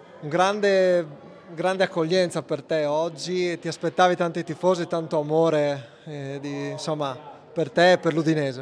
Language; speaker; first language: Italian; native; Italian